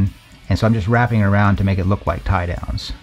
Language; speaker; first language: English; native; English